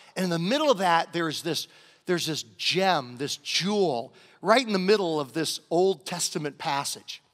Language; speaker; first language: English; native; English